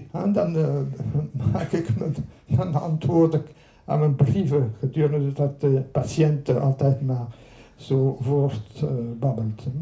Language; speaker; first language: Dutch; non-native, local second language; French